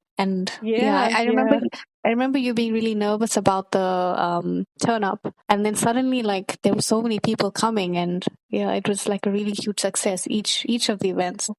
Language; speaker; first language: English; early bilingual, other home language; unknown